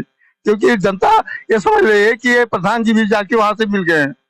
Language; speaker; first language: Hindi; native; Hindi